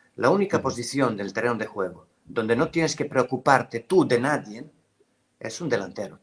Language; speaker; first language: Spanish; non-native, fluent; Serbian